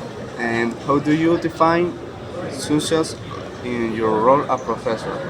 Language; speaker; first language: English; non-native, learner; Spanish